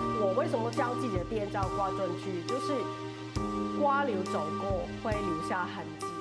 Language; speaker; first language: Chinese; non-native, local second language; Cantonese